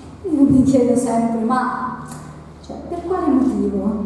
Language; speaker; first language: Italian; native; Italian